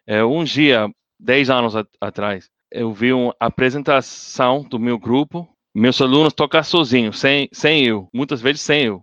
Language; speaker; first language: Portuguese; non-native, learner; English